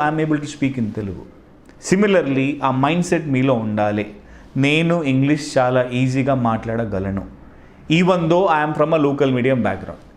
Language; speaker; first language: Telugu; non-native, local second language; Hindi